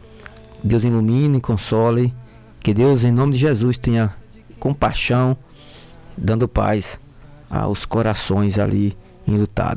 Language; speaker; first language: Portuguese; native; Portuguese